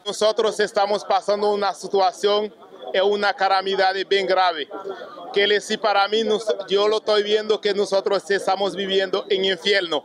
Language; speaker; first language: Spanish; non-native, learner; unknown